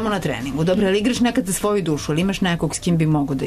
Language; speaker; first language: Serbian; native; Serbian